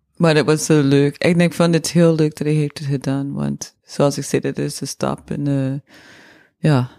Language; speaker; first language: Dutch; non-native, fluent; English